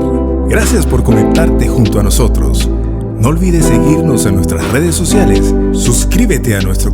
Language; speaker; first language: Spanish; native; Spanish